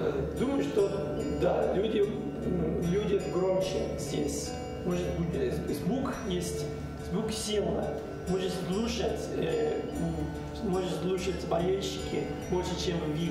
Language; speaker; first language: Russian; non-native, learner; Spanish